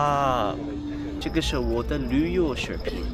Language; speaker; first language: Chinese; non-native, learner; English